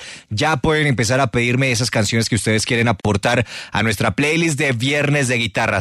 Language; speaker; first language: Spanish; native; Spanish